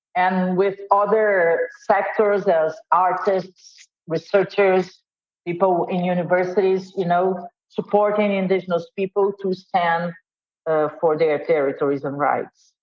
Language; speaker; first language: English; non-native, fluent; Portuguese